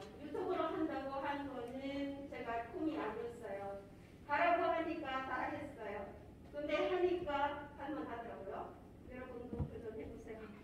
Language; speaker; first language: Korean; non-native, fluent; Filipino